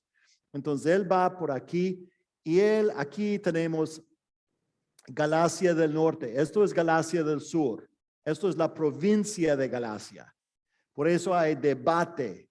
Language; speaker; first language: Spanish; non-native, fluent; English